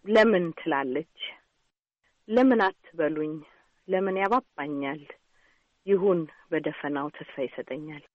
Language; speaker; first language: Amharic; native; Amharic